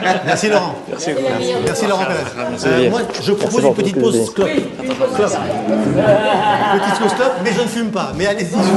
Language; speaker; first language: French; native; French